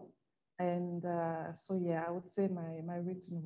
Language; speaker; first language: English; non-native, local second language; French